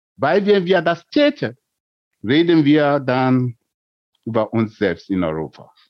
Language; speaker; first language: German; non-native, fluent; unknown